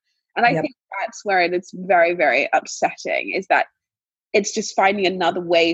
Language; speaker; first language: English; native; English